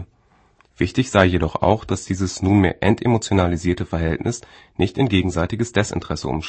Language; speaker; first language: German; native; German